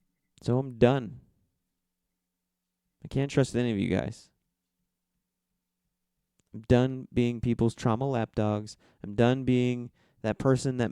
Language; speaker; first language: English; native; English